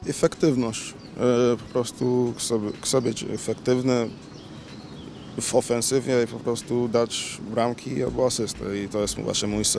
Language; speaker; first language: Polish; early bilingual, other home language; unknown